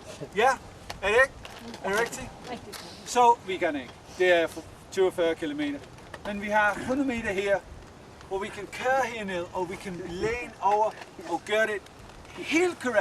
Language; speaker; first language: Danish; non-native, fluent; English